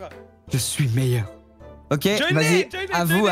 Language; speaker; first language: French; native; French